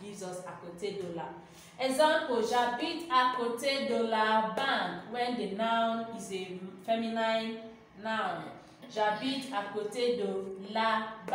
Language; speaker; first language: French; non-native, fluent; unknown